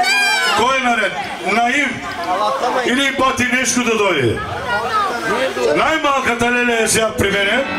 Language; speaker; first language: Bulgarian; non-native, local second language; Turkish